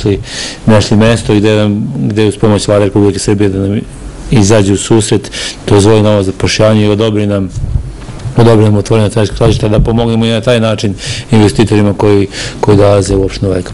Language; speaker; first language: Serbian; native; Serbian